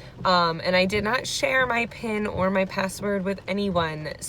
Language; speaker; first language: English; native; English